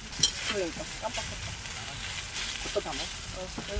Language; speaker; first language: Korean; native; Korean